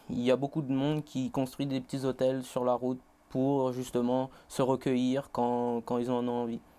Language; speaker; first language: French; native; French